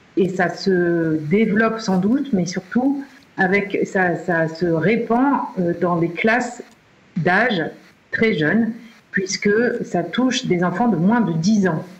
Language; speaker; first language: French; native; French